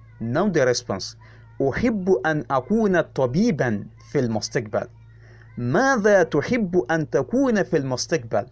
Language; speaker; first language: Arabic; non-native, fluent; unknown